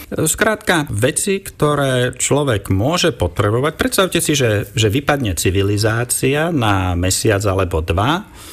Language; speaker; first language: Slovak; native; Slovak